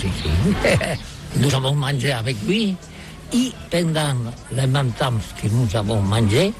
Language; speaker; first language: French; non-native, learner; Catalan